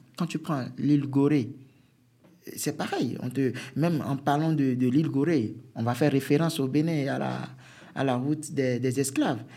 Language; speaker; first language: French; non-native, local second language; Fon